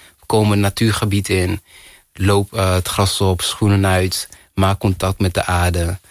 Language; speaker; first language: Dutch; early bilingual, other home language; Kinyarwanda